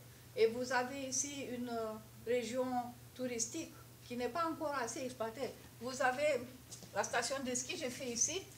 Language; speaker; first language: French; non-native, fluent; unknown